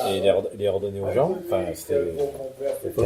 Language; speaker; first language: French; native; French